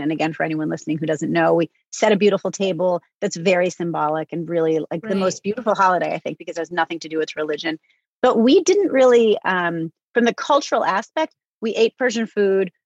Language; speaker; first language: English; native; English